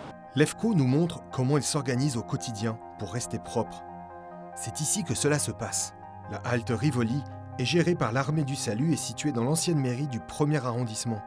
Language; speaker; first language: French; native; French